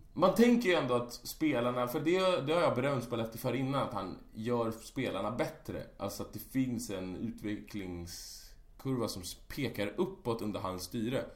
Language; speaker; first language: Swedish; native; Swedish